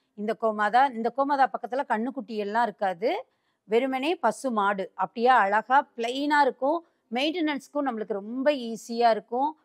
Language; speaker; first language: Tamil; native; Tamil